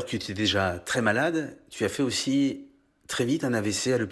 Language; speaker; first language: French; native; French